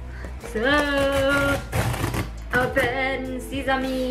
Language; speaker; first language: English; non-native, local second language; Filipino